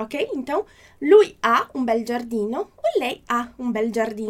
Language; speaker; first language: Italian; non-native, fluent; Portuguese